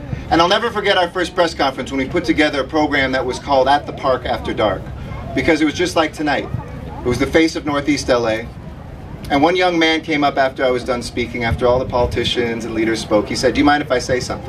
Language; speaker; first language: English; early bilingual, other home language; Spanish